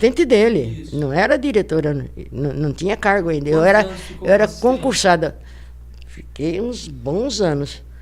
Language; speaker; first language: Portuguese; native; Portuguese